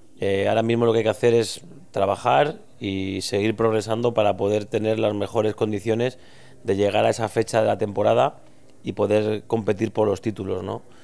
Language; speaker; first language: Spanish; native; Spanish